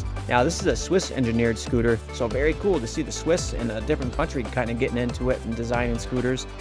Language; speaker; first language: English; native; English